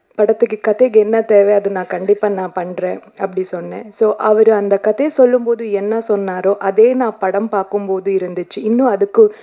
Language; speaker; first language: Tamil; non-native, learner; Kannada